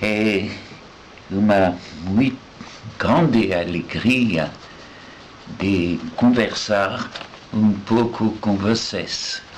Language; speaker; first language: Portuguese; non-native, fluent; French